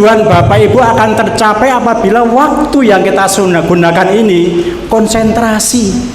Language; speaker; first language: Indonesian; native; Indonesian